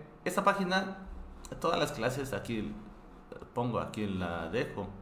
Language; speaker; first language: Spanish; non-native, fluent; Korean